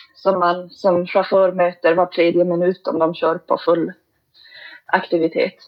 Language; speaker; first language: Swedish; native; Swedish